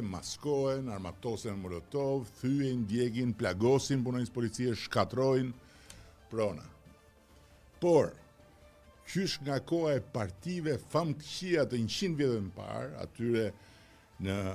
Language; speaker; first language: Albanian; native; Albanian